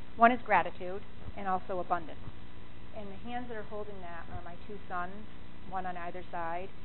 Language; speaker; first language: English; native; English